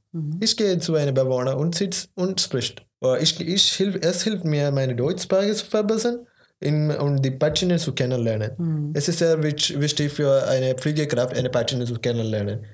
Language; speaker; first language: German; non-native, learner; Malayalam